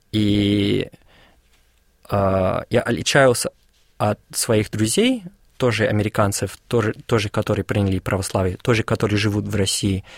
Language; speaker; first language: Russian; non-native, fluent; English